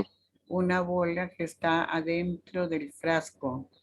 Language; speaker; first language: Spanish; non-native, local second language; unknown